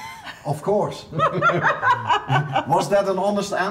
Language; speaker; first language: English; non-native, fluent; Dutch